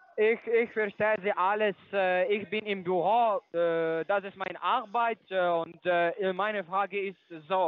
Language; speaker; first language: German; non-native, learner; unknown